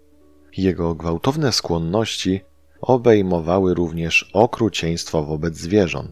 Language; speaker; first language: Polish; native; Polish